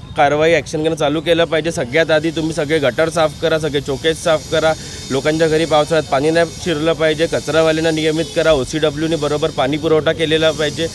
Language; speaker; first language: Marathi; native; Marathi